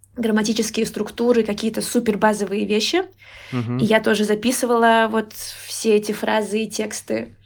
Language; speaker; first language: Russian; native; Russian